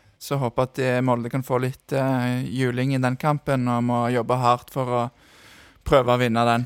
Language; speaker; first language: Norwegian; native; Norwegian